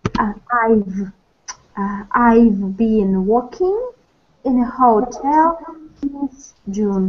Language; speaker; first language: English; non-native, learner; Russian